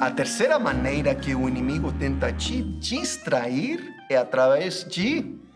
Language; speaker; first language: Portuguese; non-native, fluent; English